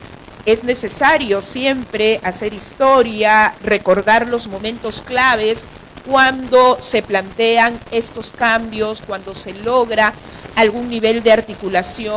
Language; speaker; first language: Spanish; native; Spanish